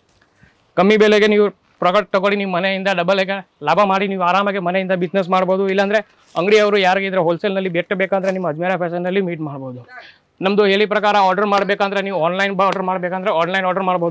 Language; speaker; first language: Kannada; non-native, fluent; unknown